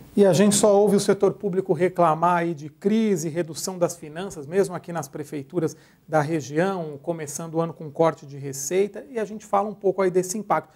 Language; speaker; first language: Portuguese; native; Portuguese